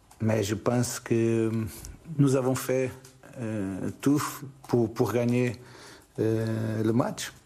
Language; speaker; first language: French; non-native, learner; Portuguese